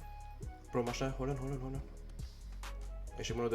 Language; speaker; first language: German; native; German